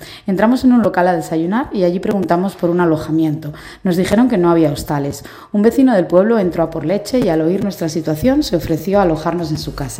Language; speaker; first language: Spanish; native; Spanish